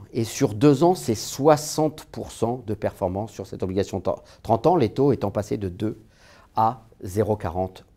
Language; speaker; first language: French; native; French